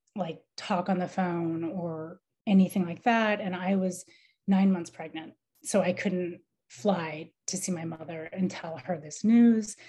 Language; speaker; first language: English; native; English